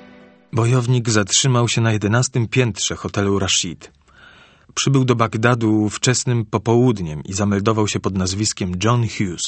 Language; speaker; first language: Polish; native; Polish